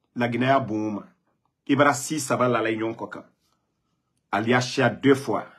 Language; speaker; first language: French; non-native, local second language; Mandingo